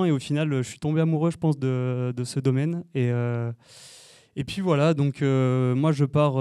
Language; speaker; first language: French; native; French